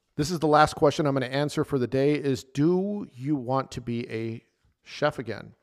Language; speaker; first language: English; native; English